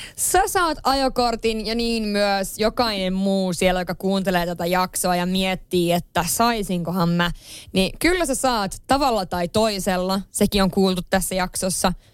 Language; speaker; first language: Finnish; early bilingual, heritage; Finnish